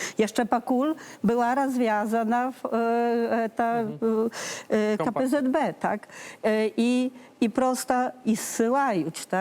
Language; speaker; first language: Polish; non-native, learner; Belarusian